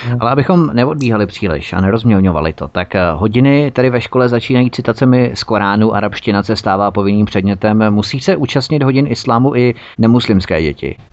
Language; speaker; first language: Czech; native; Czech